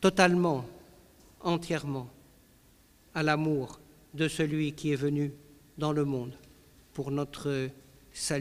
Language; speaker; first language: French; native; French